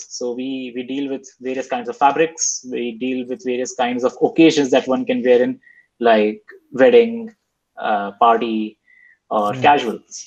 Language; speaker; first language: English; non-native, local second language; Hindi